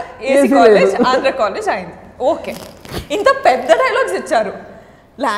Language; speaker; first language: Telugu; non-native, learner; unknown